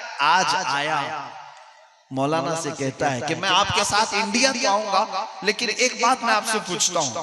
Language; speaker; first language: Urdu; native; Urdu